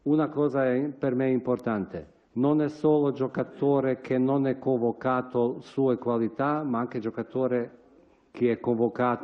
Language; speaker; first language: Italian; non-native, fluent; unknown